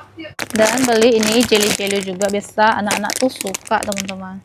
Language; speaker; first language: Indonesian; native; Indonesian